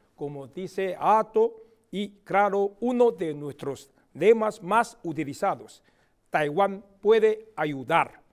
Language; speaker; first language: Spanish; non-native, fluent; Chinese